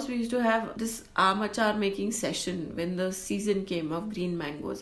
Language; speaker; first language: English; non-native, local second language; Gujarati